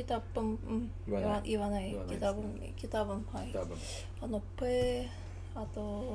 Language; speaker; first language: Japanese; non-native, learner; Tatar